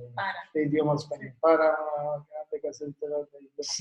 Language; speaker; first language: Spanish; non-native, learner; Italian